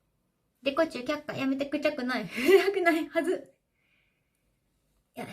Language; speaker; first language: Japanese; native; Japanese